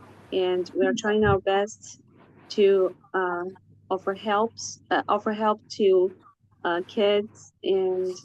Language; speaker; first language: English; non-native, fluent; Chinese